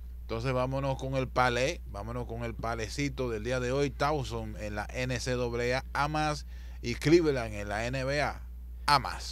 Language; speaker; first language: Spanish; native; Spanish